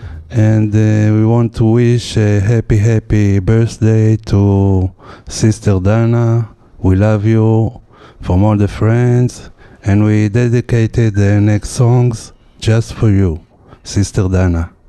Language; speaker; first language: English; non-native, fluent; Hebrew